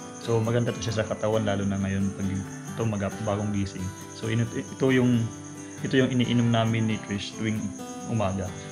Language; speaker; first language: Filipino; non-native, local second language; Cebuano